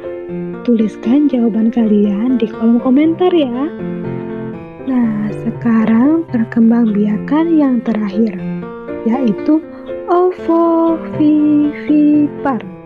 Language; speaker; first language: Indonesian; native; Indonesian